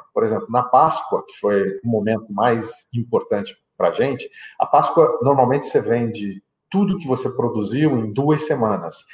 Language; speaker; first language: Portuguese; native; Portuguese